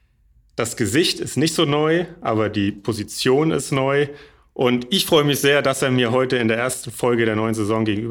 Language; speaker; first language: German; native; German